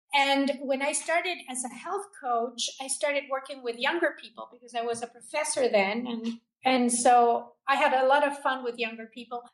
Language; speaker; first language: English; non-native, fluent; Spanish